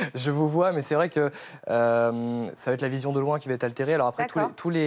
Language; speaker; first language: French; native; French